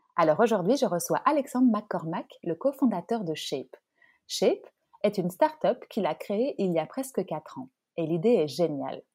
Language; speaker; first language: French; native; French